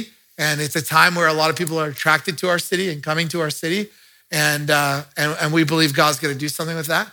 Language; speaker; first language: English; native; English